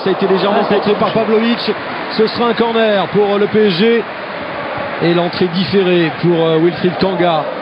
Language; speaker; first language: French; native; French